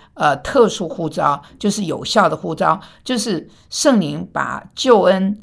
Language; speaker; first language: Chinese; non-native, fluent; Korean